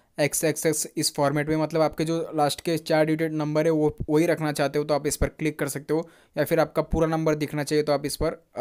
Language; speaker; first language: Hindi; non-native, local second language; Marathi